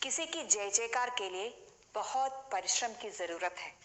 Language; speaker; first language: Hindi; non-native, local second language; Malayalam